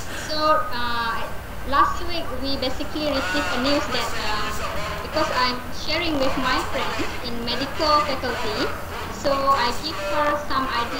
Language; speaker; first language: English; non-native, local second language; Malay